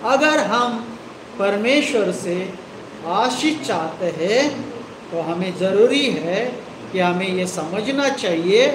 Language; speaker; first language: Hindi; non-native, local second language; Marathi